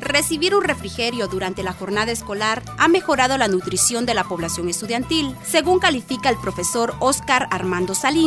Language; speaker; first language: Spanish; native; Spanish